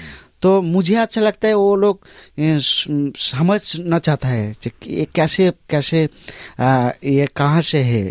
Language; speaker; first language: Hindi; non-native, learner; Bangla